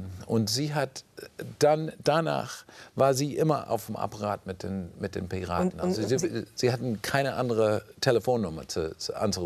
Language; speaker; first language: German; non-native, fluent; English